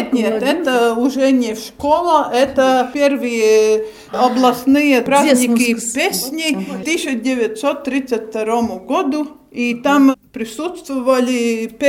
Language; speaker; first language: Russian; non-native, local second language; Latvian